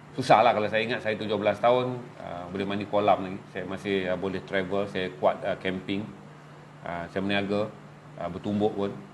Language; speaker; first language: Malay; native; Malay